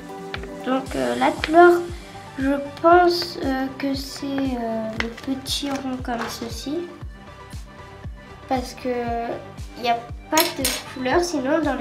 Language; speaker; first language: French; native; French